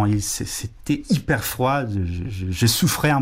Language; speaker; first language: French; non-native, fluent; Spanish